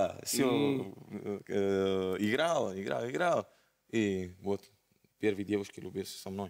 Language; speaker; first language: Russian; non-native, learner; Italian